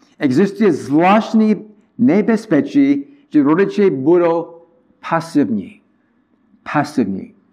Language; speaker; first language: Czech; non-native, learner; English